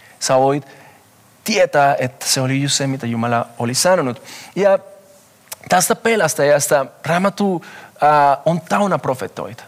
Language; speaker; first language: Finnish; non-native, fluent; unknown